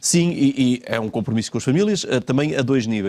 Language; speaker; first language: Portuguese; native; Portuguese